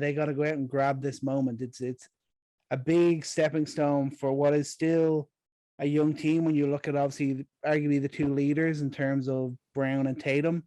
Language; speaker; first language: English; native; English